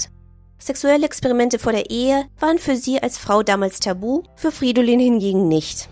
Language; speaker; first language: German; native; German